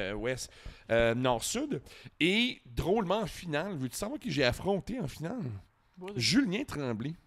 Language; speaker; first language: French; native; French